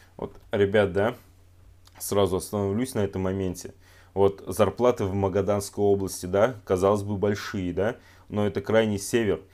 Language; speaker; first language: Russian; native; Russian